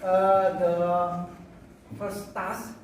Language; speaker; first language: English; non-native, learner; Indonesian